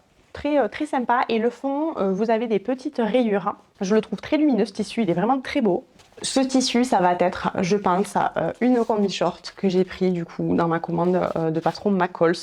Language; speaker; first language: French; native; French